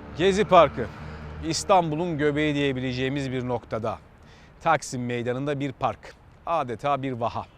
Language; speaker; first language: Turkish; native; Turkish